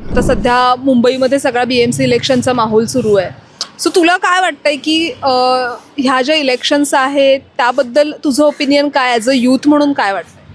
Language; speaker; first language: Marathi; native; Marathi